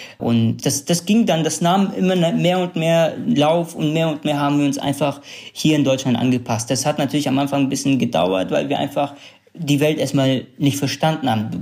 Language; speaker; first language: German; early bilingual, other home language; Kurdish